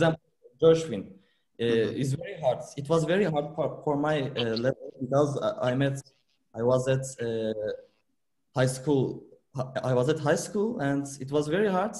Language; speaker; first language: English; non-native, fluent; Turkish